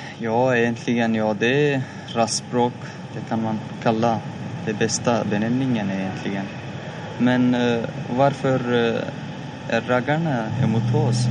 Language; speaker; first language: Swedish; non-native, fluent; Turoyo